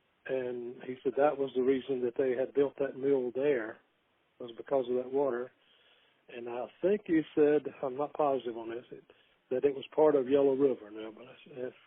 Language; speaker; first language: English; native; English